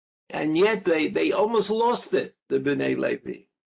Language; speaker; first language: English; native; English